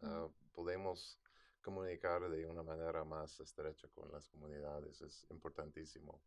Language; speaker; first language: Spanish; non-native, fluent; English